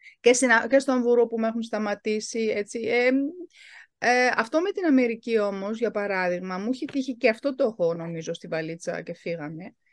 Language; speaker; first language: Greek; early bilingual, heritage; Greek